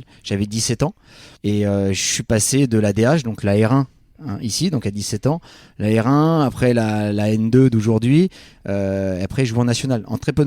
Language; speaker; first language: French; native; French